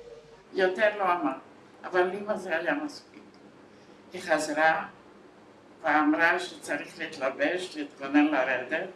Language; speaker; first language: Hebrew; non-native, fluent; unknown